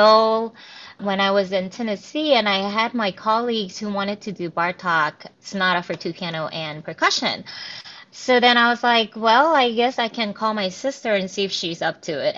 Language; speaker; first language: English; native; English